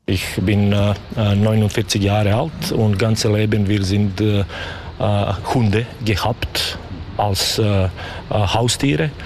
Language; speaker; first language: German; non-native, learner; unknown